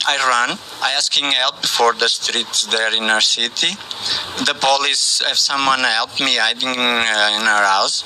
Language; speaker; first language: English; non-native, learner; Portuguese